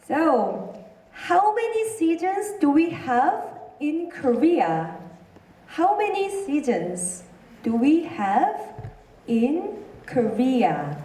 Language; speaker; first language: English; non-native, learner; Korean